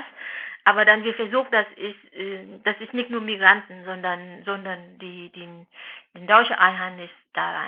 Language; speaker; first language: German; non-native, fluent; Vietnamese